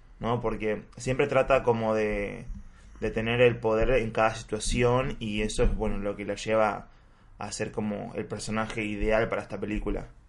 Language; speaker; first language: Spanish; native; Spanish